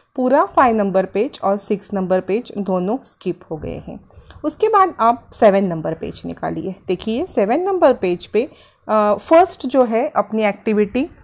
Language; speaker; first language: Hindi; non-native, local second language; Marathi